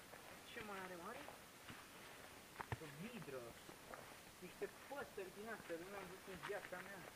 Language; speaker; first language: Romanian; native; Romanian